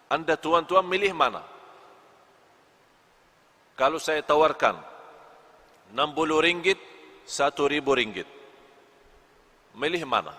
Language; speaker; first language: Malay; non-native, fluent; Arabic